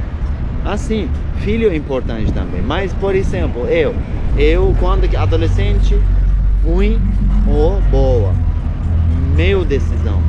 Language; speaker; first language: Portuguese; non-native, learner; Turkish